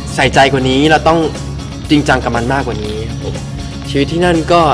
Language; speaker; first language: Thai; non-native, local second language; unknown